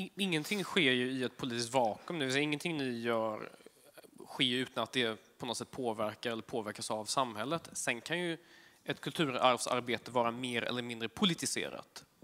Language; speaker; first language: Swedish; early bilingual, other home language; Polish